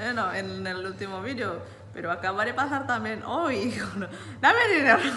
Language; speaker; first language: Spanish; non-native, learner; Indonesian